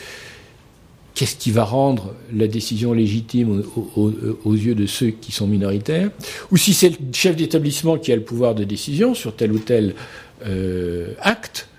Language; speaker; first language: French; native; French